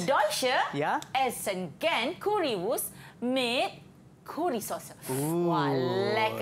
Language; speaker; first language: German; non-native, learner; Malay